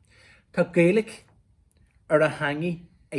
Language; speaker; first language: Irish; non-native, local second language; English